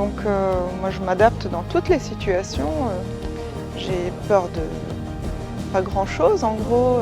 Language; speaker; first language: French; native; French